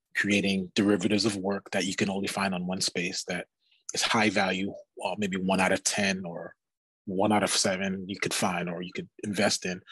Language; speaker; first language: English; native; English